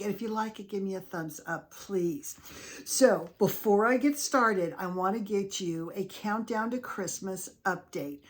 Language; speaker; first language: English; native; English